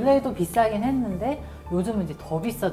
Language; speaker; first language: Korean; native; Korean